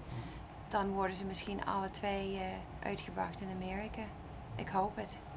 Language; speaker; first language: Dutch; non-native, fluent; English